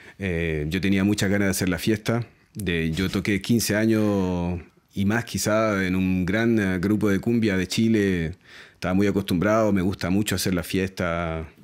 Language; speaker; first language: Spanish; native; Spanish